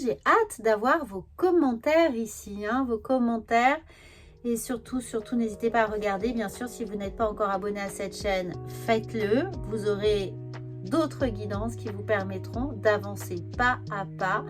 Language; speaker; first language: French; native; French